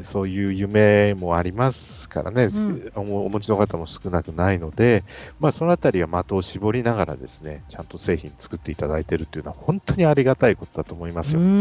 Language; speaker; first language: Japanese; native; Japanese